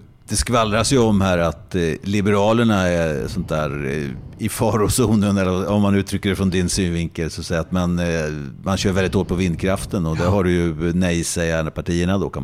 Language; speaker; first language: Swedish; native; Swedish